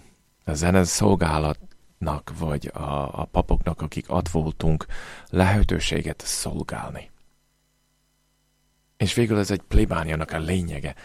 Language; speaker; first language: Hungarian; non-native, fluent; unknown